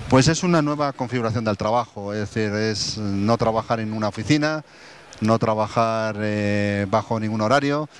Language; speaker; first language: Spanish; native; Spanish